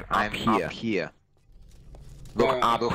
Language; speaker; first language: English; non-native, learner; German